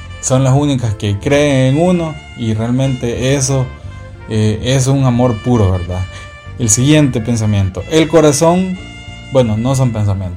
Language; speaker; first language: Spanish; native; Spanish